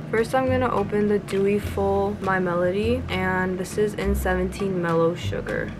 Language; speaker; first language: English; native; English